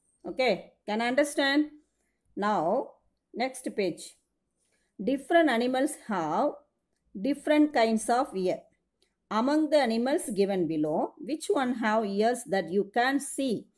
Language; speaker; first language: English; non-native, local second language; Tamil